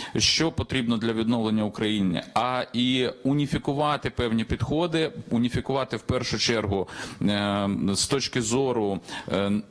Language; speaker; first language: Ukrainian; native; Ukrainian